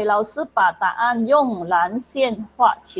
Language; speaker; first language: Chinese; native; Chinese